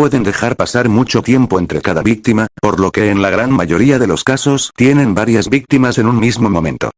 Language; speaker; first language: Spanish; native; Spanish